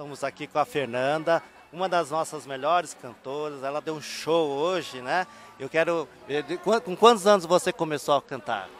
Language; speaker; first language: Portuguese; native; Portuguese